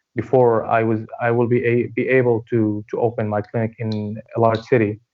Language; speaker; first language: English; non-native, fluent; Arabic